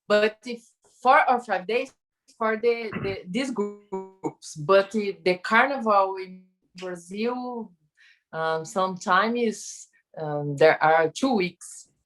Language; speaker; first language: English; non-native, learner; Portuguese